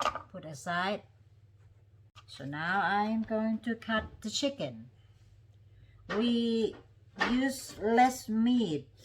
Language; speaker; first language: English; non-native, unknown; Thai